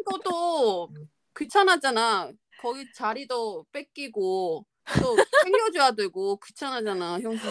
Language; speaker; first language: Korean; non-native, fluent; Chinese